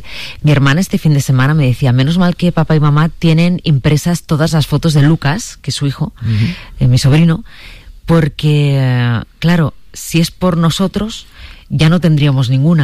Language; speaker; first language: Spanish; native; Spanish